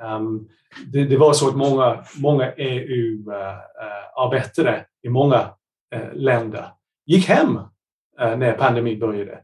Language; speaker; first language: Swedish; non-native, fluent; English